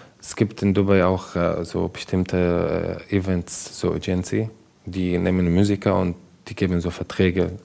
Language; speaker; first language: German; non-native, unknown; Arabic